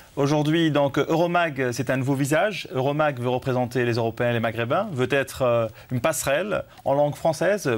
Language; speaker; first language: French; native; French